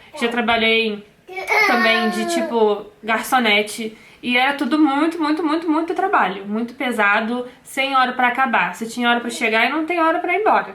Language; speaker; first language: Portuguese; native; Portuguese